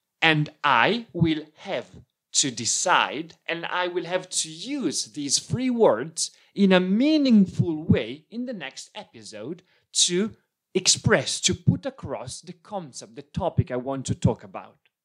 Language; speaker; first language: English; non-native, fluent; Italian